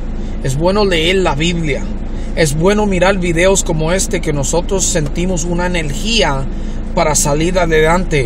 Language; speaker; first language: Spanish; early bilingual, heritage; Spanish